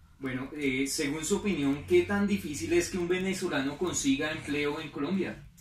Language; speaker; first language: Spanish; native; Spanish